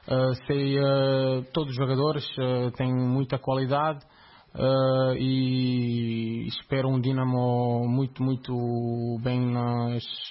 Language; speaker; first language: Portuguese; non-native, fluent; Croatian